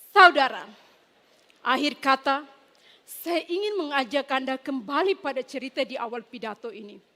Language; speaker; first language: Malay; non-native, fluent; Tetum